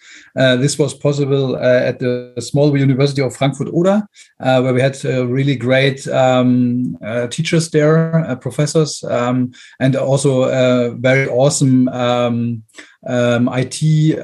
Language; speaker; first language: English; non-native, fluent; German